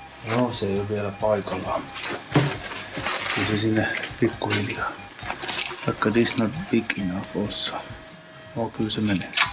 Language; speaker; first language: Finnish; native; Finnish